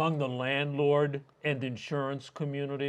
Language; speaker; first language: English; native; English